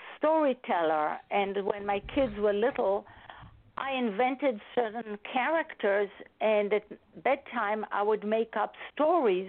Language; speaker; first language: English; non-native, fluent; Hebrew